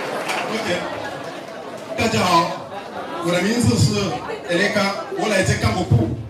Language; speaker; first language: Chinese; non-native, learner; French